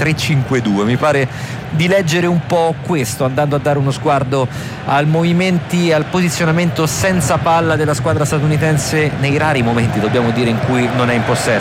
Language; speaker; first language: Italian; native; Italian